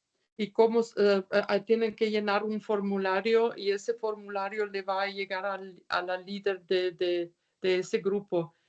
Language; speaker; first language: Spanish; non-native, fluent; German